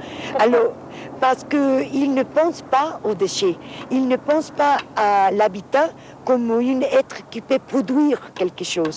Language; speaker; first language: French; non-native, fluent; Spanish